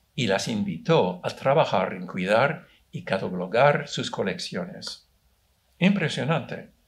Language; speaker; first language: Spanish; non-native, fluent; English